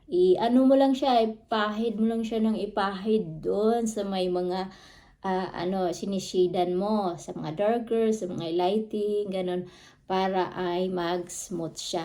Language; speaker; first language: Filipino; non-native, local second language; Cebuano